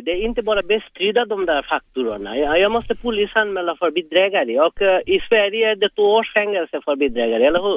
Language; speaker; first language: Swedish; non-native, fluent; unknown